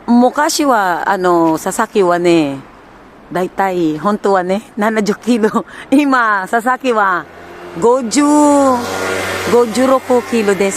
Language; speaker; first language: Japanese; non-native, learner; Filipino